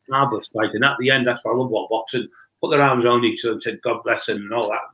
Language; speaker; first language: English; native; English